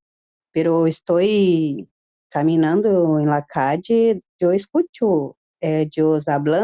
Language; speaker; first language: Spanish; non-native, learner; Portuguese